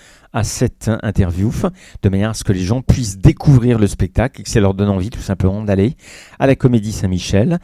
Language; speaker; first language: French; native; French